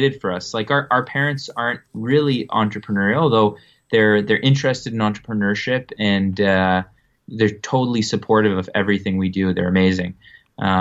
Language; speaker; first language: English; native; English